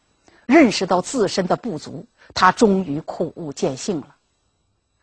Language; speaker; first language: Chinese; native; Chinese